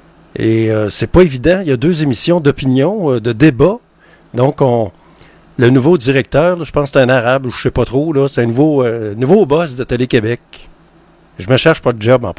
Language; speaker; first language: French; native; French